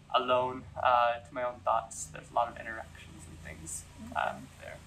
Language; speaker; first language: English; native; English